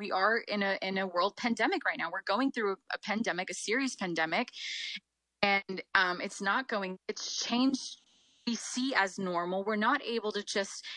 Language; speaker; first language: English; native; English